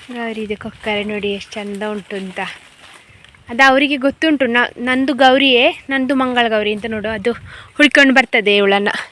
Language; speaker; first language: Kannada; native; Kannada